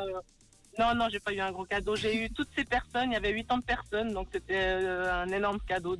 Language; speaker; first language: French; native; French